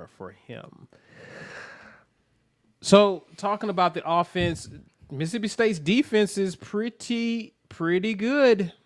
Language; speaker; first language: English; native; English